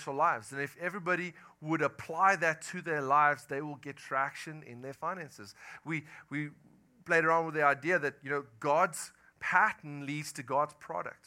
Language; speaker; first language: English; non-native, local second language; Afrikaans